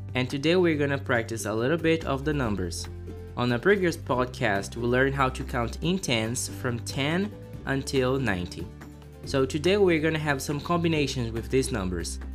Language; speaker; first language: English; non-native, fluent; Portuguese